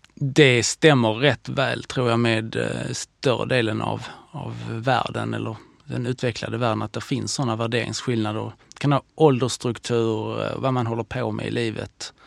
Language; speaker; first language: Swedish; early bilingual, other home language; Hebrew